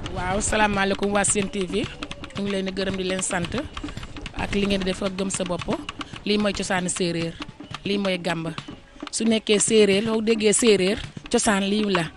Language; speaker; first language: Wolof; non-native, local second language; Serer